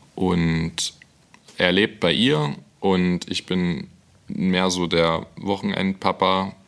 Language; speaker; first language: German; native; German